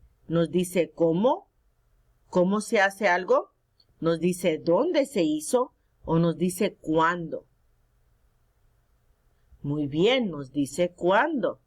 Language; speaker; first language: Spanish; early bilingual, heritage; Spanish